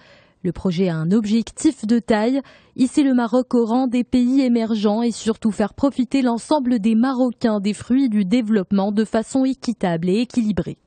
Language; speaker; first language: French; non-native, local second language; Arabic